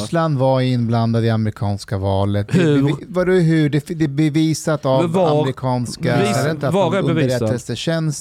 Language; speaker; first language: Swedish; native; Swedish